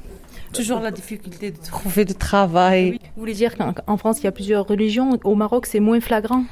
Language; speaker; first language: French; native; French